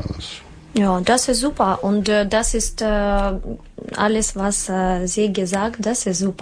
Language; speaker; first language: German; non-native, learner; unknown